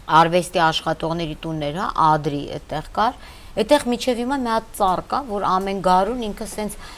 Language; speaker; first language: Armenian; native; Armenian